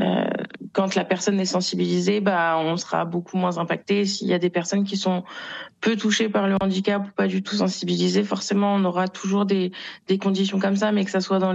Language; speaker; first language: French; native; French